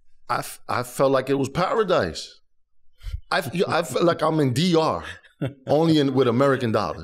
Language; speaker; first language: English; early bilingual, other home language; Spanish